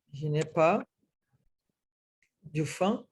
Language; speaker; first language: French; non-native, learner; Portuguese